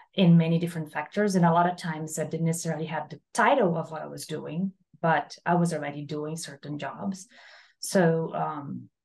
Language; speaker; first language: English; non-native, fluent; Portuguese